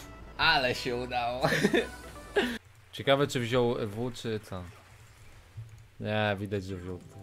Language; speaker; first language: Polish; native; Polish